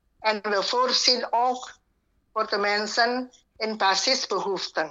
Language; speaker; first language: Dutch; non-native, learner; Indonesian